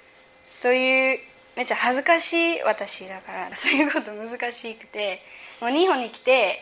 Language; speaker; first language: Japanese; early bilingual, heritage; English